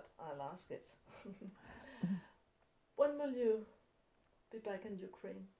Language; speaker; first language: English; non-native, fluent; Danish